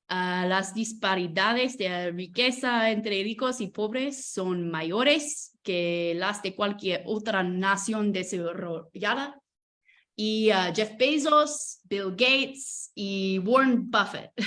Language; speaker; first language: Spanish; non-native, fluent; English